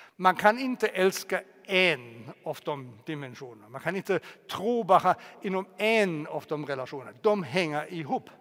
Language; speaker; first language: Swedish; non-native, fluent; German